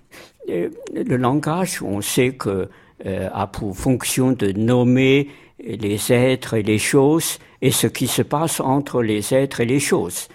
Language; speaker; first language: French; non-native, fluent; Chinese